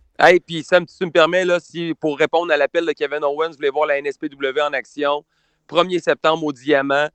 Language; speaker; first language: French; native; French